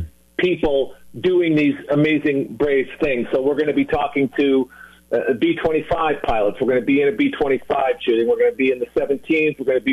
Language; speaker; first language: English; native; English